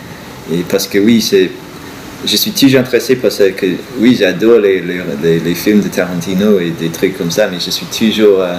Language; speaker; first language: French; non-native, fluent; English